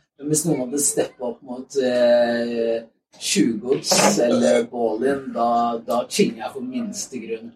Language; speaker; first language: Norwegian; native; Norwegian